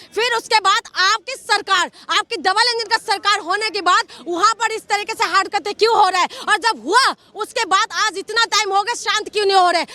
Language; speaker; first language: Hindi; non-native, local second language; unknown